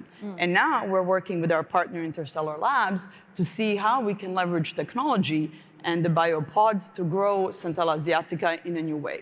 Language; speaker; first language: English; non-native, fluent; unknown